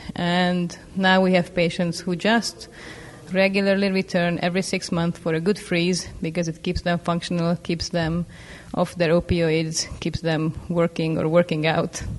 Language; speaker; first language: English; non-native, fluent; Hungarian